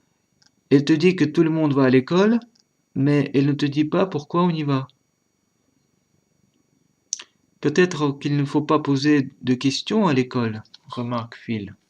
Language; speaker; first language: French; non-native, learner; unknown